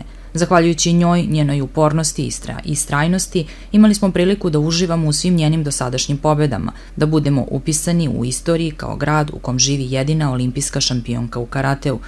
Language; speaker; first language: Serbian; native; Serbian